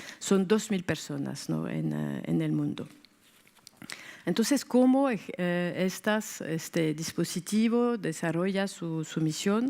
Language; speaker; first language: Spanish; non-native, fluent; French